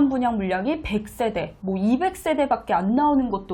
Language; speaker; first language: Korean; native; Korean